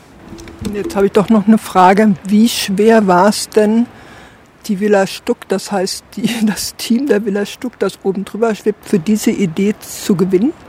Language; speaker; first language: German; native; German